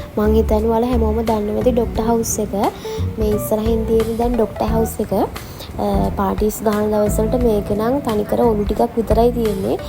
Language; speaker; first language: Sinhala; native; Sinhala